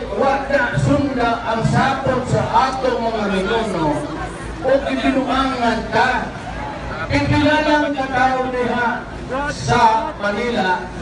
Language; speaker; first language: Cebuano; native; Cebuano